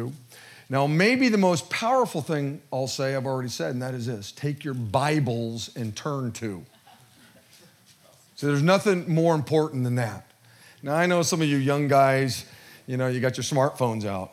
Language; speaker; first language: English; native; English